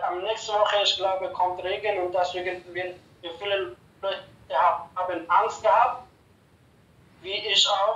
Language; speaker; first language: German; non-native, learner; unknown